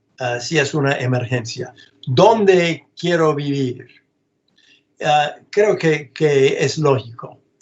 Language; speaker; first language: Spanish; non-native, fluent; English